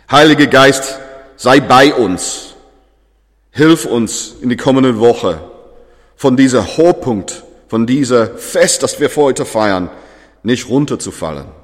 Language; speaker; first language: German; non-native, fluent; English